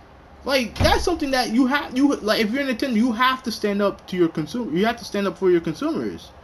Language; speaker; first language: English; native; English